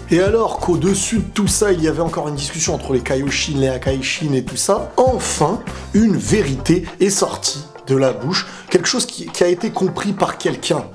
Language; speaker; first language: French; native; French